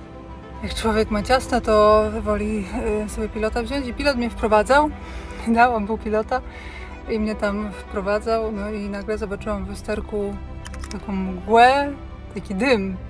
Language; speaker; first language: Polish; native; Polish